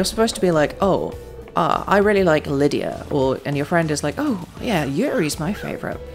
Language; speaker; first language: English; native; English